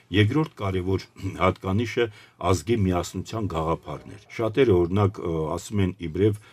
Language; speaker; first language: Armenian; native; Armenian